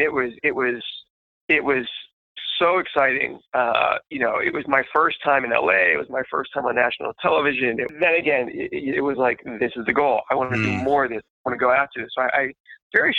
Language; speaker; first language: English; native; English